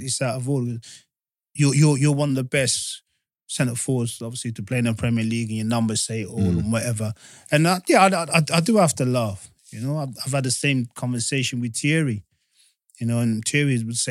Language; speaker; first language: English; native; English